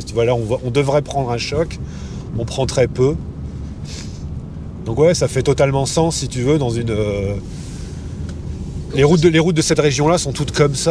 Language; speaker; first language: French; native; French